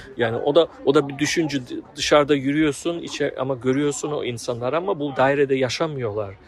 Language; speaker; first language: Turkish; early bilingual, heritage; Turkish